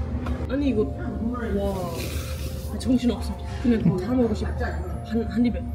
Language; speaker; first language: Korean; non-native, learner; German